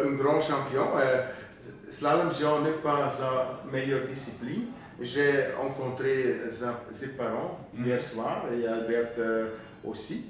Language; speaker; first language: French; non-native, fluent; German